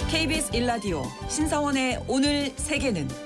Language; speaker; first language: Korean; native; Korean